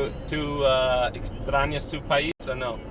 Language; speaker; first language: Spanish; non-native, learner; English